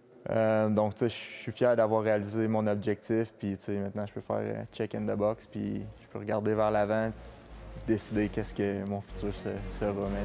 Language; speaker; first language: French; native; French